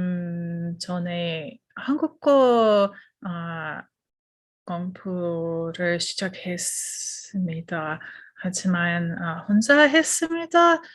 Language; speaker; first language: Korean; non-native, learner; English